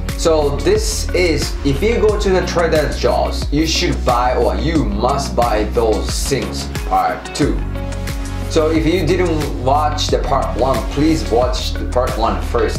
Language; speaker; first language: English; non-native, fluent; Japanese